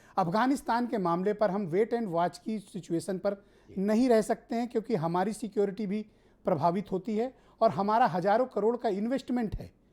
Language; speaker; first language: Hindi; native; Hindi